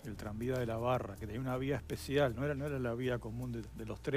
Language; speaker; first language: Spanish; native; Spanish